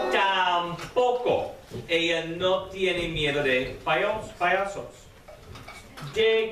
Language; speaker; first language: Spanish; non-native, fluent; English